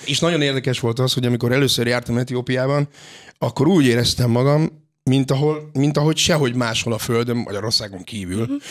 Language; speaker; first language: Hungarian; native; Hungarian